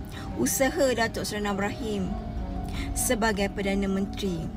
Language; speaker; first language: Malay; native; Malay